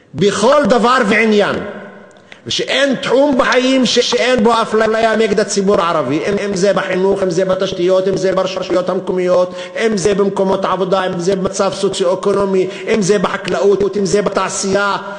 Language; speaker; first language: Hebrew; non-native, local second language; Arabic